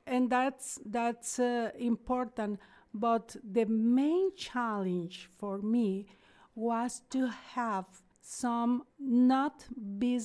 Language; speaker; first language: English; non-native, fluent; Spanish